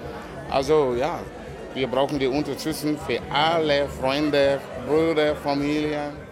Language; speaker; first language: German; non-native, learner; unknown